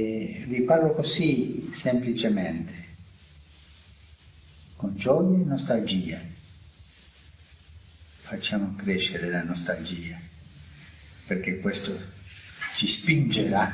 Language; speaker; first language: Italian; non-native, fluent; Spanish